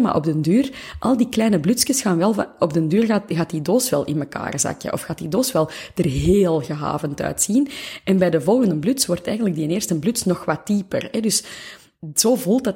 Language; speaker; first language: Dutch; native; Dutch